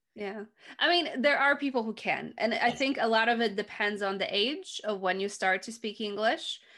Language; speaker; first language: English; non-native, fluent; Polish